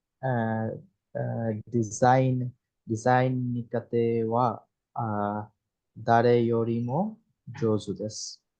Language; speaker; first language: Japanese; non-native, learner; Bangla